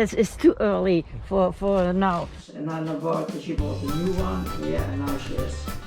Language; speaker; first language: English; non-native, learner; Dutch